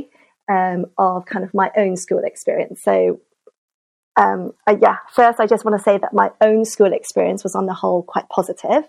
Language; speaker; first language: English; native; English